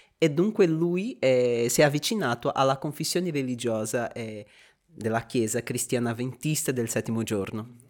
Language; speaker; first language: Italian; non-native, fluent; Portuguese